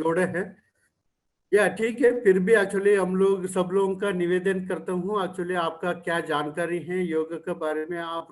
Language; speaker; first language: Hindi; non-native, local second language; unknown